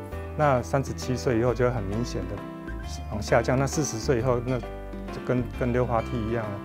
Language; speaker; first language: Chinese; native; Chinese